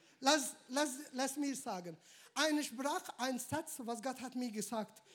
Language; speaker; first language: German; non-native, learner; Arabic